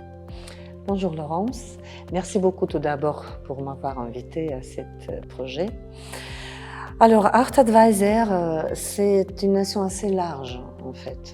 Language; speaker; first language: French; non-native, fluent; Russian